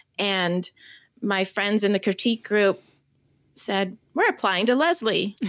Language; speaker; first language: English; early bilingual, other home language; Chinese